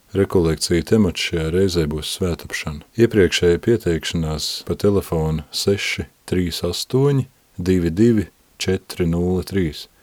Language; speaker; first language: Latvian; native; Latvian